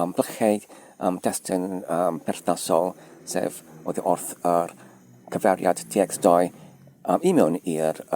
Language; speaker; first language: Welsh; non-native, fluent; English